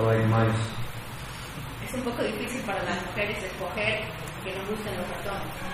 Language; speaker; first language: Spanish; native; Spanish